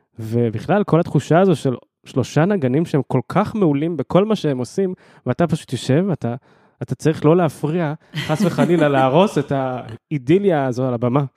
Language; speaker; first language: Hebrew; native; Hebrew